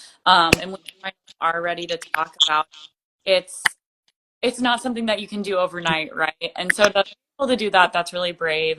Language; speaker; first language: English; native; English